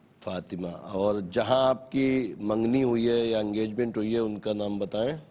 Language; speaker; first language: Urdu; native; Urdu